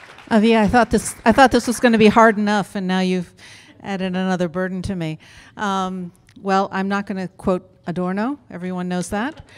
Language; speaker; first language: English; native; English